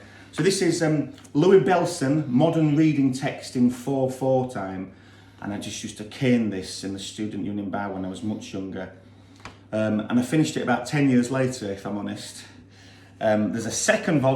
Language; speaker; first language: English; native; English